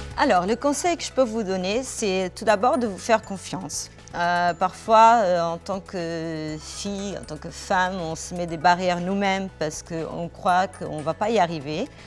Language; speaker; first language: French; non-native, fluent; Portuguese